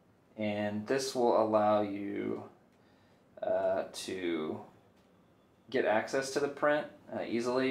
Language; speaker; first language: English; native; English